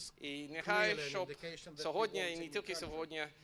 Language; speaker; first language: Ukrainian; non-native, fluent; English